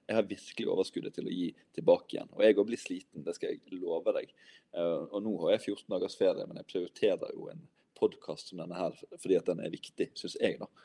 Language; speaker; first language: Norwegian; native; Norwegian